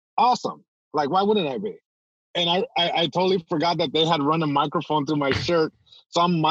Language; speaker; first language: English; early bilingual, other home language; Spanish